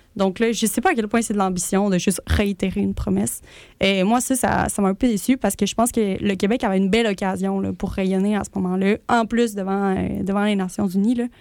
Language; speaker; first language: French; early bilingual, other home language; Spanish